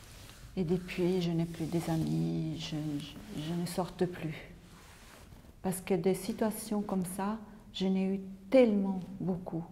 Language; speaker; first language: French; non-native, local second language; Arabic